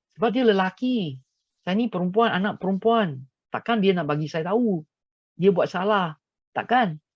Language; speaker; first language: Malay; non-native, local second language; Chinese